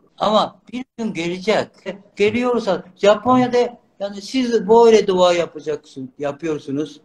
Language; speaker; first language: Turkish; non-native, learner; Japanese